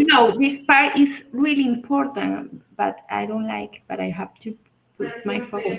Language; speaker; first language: English; non-native, learner; Spanish